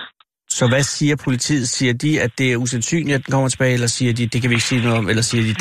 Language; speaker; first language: Danish; native; Danish